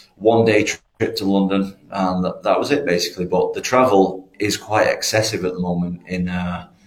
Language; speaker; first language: English; native; English